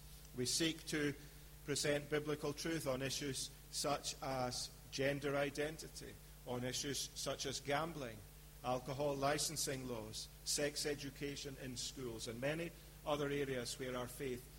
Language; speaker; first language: English; native; English